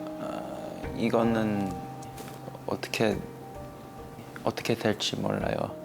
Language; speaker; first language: Korean; early bilingual, heritage; English